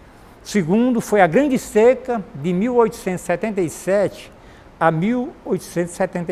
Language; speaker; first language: Portuguese; native; Portuguese